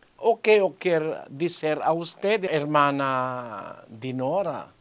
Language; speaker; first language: Spanish; non-native, fluent; Filipino